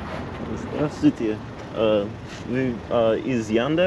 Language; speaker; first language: Russian; non-native, learner; English